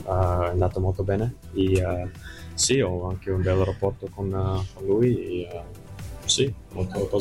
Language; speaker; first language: Italian; non-native, fluent; English